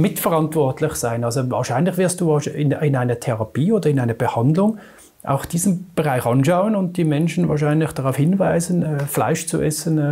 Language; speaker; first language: German; native; German